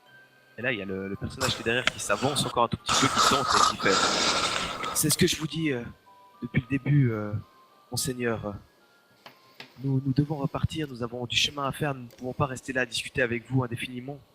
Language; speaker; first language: French; native; French